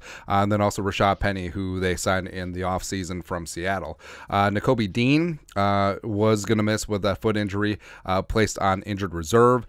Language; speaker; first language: English; native; English